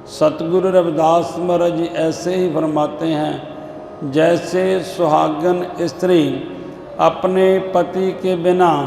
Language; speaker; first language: Hindi; non-native, local second language; Punjabi